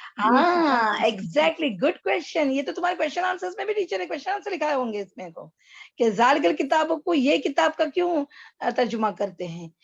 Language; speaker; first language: Urdu; native; Urdu